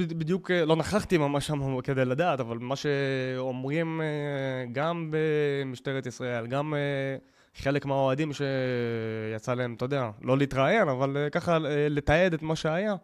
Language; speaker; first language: Hebrew; native; Hebrew